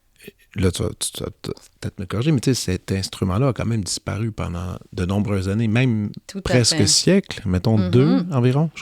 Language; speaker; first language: French; native; French